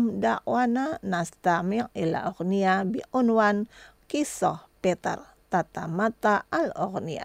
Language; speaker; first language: Arabic; non-native, fluent; Indonesian